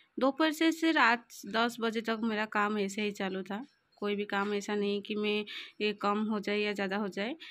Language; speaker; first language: Hindi; non-native, local second language; Odia